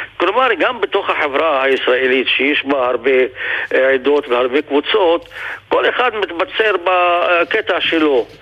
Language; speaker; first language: Hebrew; non-native, local second language; Arabic